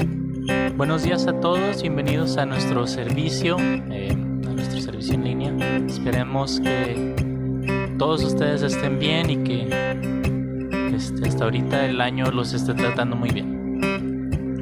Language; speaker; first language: Spanish; native; Spanish